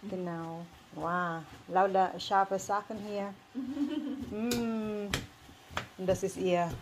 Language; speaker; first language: German; non-native, learner; Filipino